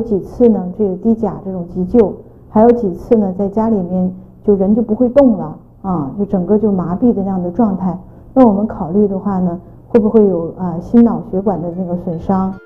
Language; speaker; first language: Chinese; native; Chinese